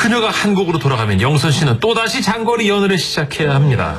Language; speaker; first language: Korean; native; Korean